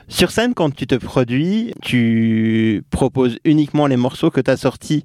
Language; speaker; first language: French; native; French